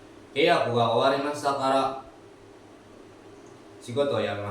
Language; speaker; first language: Japanese; non-native, learner; Indonesian